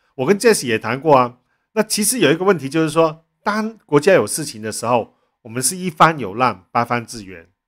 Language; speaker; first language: Chinese; non-native, local second language; Cantonese